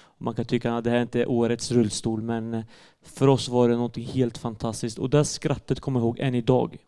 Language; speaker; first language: Swedish; early bilingual, other home language; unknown